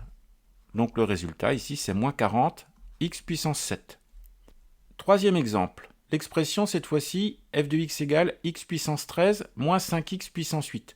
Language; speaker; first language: French; native; French